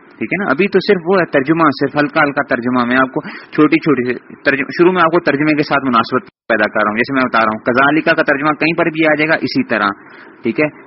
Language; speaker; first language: Urdu; native; Urdu